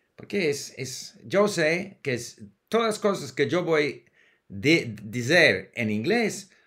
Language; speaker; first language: Spanish; non-native, fluent; English